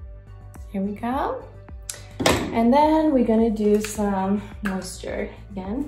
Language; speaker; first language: English; non-native, fluent; Swedish